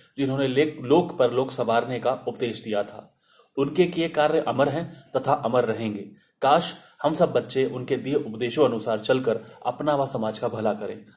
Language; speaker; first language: Hindi; non-native, local second language; Sindhi